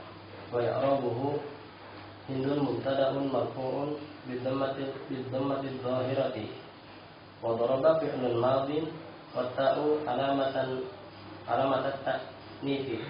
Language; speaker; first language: Arabic; non-native, learner; Indonesian